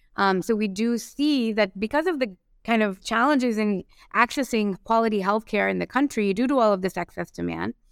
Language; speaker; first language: English; native; English